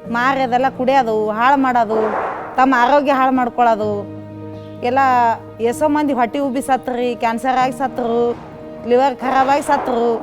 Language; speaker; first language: Kannada; native; Kannada